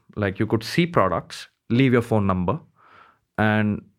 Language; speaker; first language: English; non-native, local second language; Hindi